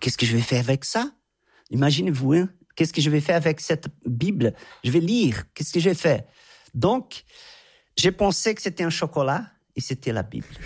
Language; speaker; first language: French; non-native, fluent; Portuguese